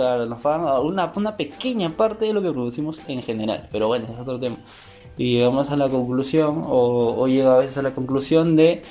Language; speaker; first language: Spanish; native; Spanish